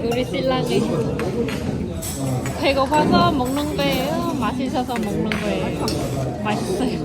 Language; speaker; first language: Korean; non-native, fluent; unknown